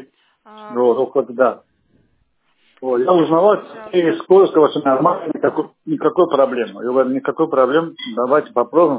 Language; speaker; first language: Russian; non-native, fluent; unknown